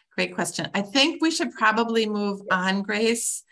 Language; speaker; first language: English; native; English